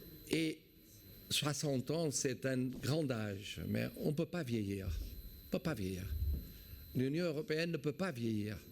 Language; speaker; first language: French; non-native, fluent; Portuguese